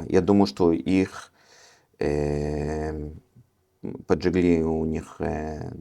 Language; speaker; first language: Russian; early bilingual, heritage; Russian